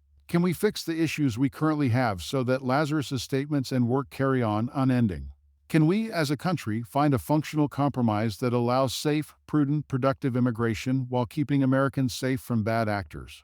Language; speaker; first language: English; native; English